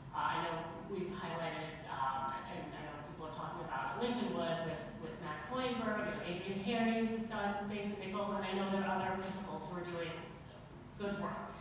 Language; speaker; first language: English; native; English